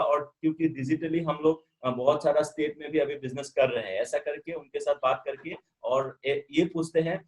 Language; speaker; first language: Hindi; non-native, local second language; Assamese